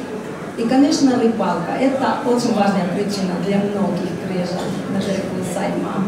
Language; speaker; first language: Russian; non-native, fluent; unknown